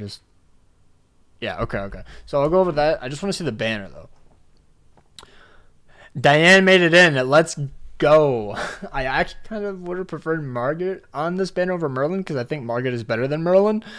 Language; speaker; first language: English; native; English